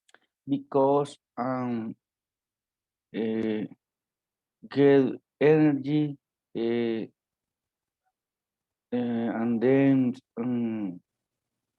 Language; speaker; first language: English; non-native, learner; Spanish